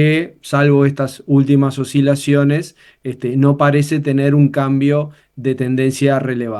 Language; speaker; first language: Spanish; native; Spanish